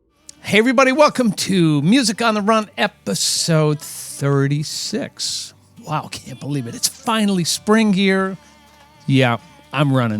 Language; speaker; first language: English; native; English